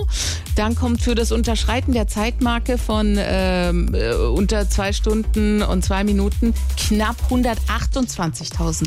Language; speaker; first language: German; native; German